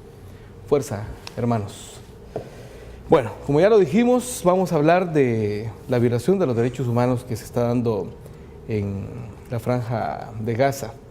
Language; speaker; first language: Spanish; native; Spanish